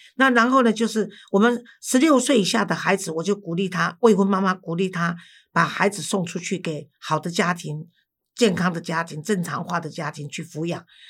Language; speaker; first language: Chinese; native; Chinese